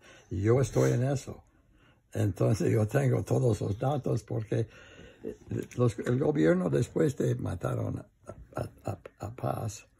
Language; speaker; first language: Spanish; non-native, learner; English